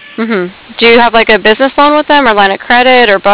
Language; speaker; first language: English; native; English